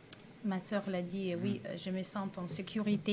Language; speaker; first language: French; non-native, fluent; Russian